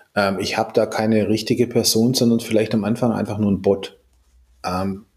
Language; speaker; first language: German; native; German